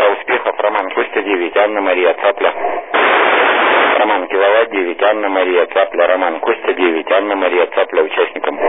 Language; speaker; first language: Russian; native; Russian